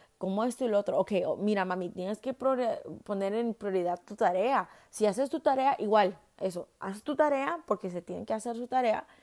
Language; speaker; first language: Spanish; early bilingual, heritage; Spanish